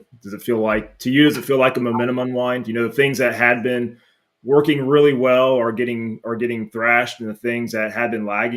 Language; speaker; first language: English; native; English